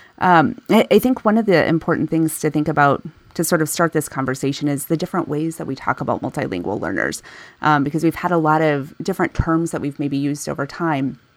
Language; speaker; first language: English; native; English